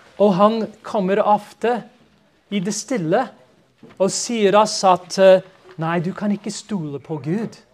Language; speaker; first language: Norwegian; non-native, fluent; English